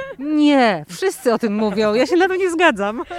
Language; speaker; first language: Polish; native; Polish